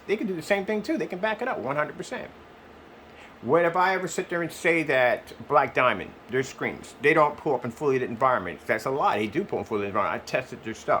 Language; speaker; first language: English; native; English